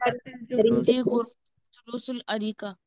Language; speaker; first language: Arabic; non-native, learner; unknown